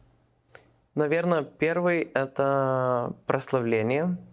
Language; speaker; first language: Russian; non-native, learner; Lithuanian